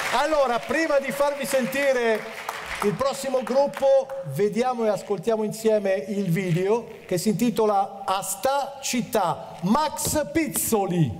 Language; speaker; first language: Italian; native; Italian